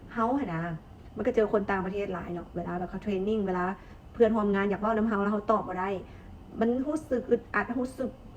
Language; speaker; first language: Thai; native; Thai